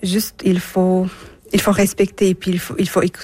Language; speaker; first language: French; non-native, fluent; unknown